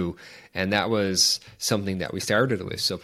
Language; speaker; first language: English; native; English